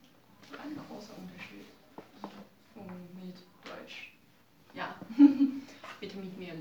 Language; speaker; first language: German; non-native, learner; Chinese